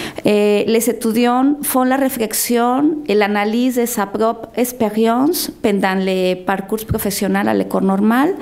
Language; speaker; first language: French; non-native, fluent; Spanish